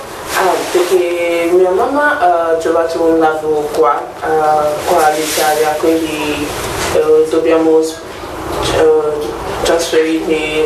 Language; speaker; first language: Italian; non-native, learner; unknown